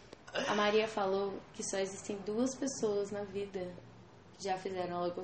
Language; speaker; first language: Portuguese; native; Portuguese